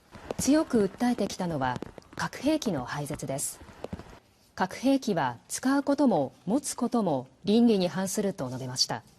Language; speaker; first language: Japanese; native; Japanese